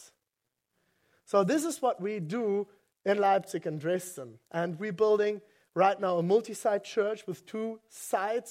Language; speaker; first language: English; non-native, fluent; German